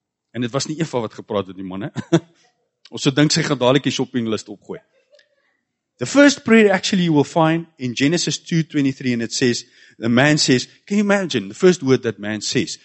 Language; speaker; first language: English; non-native, local second language; Afrikaans